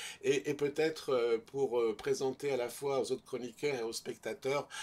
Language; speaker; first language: French; native; French